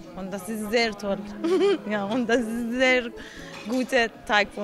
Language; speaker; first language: German; non-native, learner; Persian